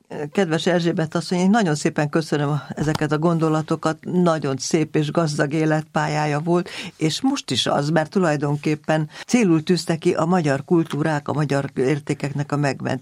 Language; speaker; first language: Hungarian; native; Hungarian